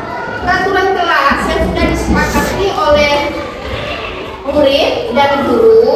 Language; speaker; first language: Indonesian; native; Indonesian